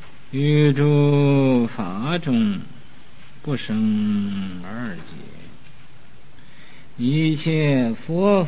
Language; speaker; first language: Chinese; native; Chinese